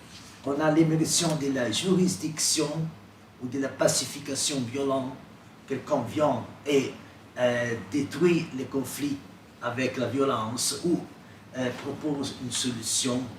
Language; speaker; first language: French; non-native, fluent; Italian